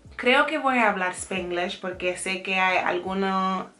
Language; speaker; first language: Spanish; non-native, fluent; English